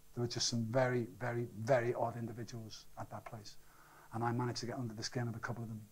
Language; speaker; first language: English; native; English